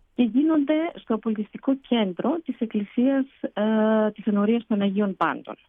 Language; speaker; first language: Greek; early bilingual, heritage; Greek